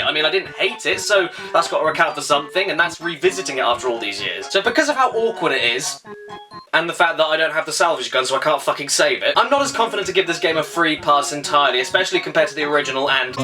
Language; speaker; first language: English; native; English